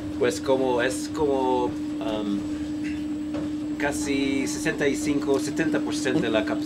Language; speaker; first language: Spanish; non-native, fluent; Dutch